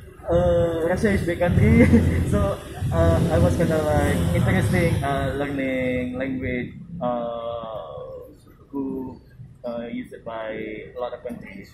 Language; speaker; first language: English; non-native, learner; Indonesian